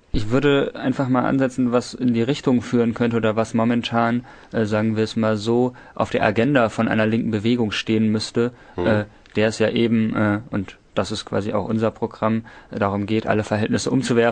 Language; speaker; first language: German; native; German